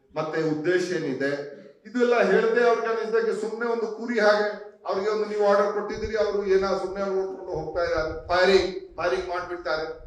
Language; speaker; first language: Kannada; non-native, fluent; Hindi